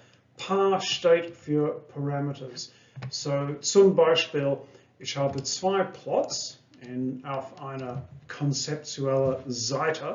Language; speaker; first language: German; non-native, fluent; English